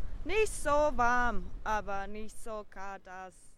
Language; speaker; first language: German; non-native, learner; Japanese